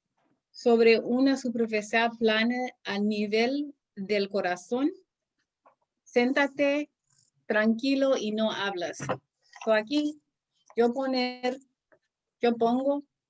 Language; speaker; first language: Spanish; non-native, learner; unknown